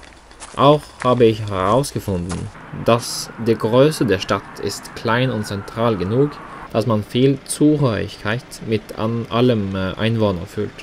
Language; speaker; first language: German; non-native, learner; Norwegian